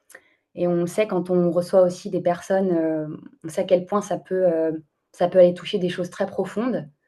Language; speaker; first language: French; native; French